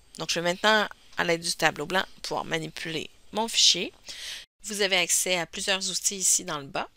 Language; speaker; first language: French; native; French